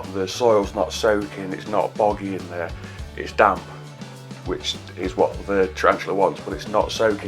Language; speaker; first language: English; native; English